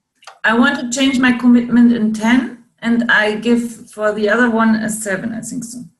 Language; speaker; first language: English; non-native, learner; German